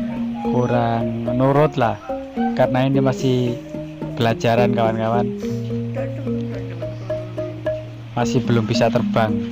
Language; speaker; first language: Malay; non-native, local second language; Javanese